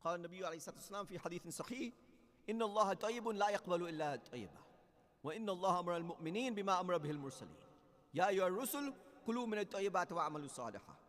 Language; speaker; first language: Arabic; non-native, fluent; English